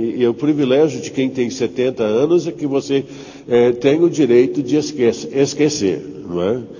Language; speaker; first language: Portuguese; non-native, fluent; English